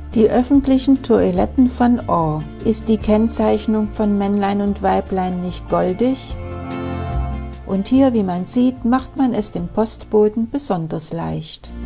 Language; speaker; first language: German; native; German